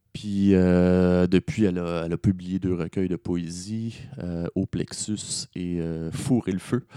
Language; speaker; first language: French; native; French